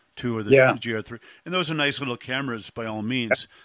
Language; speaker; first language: English; native; English